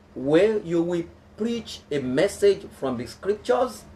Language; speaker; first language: English; non-native, local second language; Yoruba